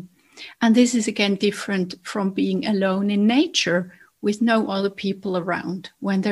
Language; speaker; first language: English; non-native, fluent; German